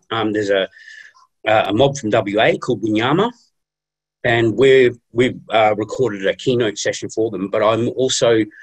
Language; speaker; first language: English; native; English